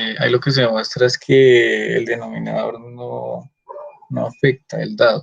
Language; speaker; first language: Spanish; native; Spanish